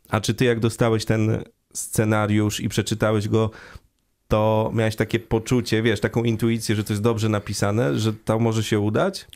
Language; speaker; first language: Polish; native; Polish